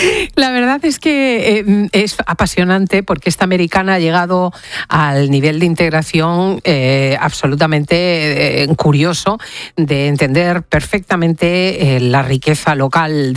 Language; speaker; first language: Spanish; native; Spanish